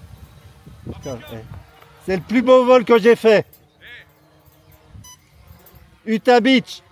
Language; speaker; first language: French; native; French